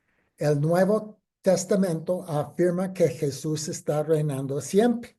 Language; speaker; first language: Spanish; non-native, fluent; English